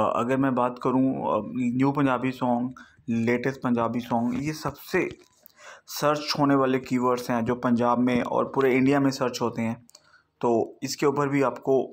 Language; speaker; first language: Hindi; non-native, local second language; Punjabi